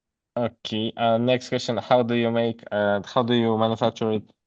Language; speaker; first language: English; non-native, learner; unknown